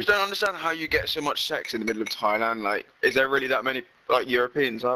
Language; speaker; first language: English; native; English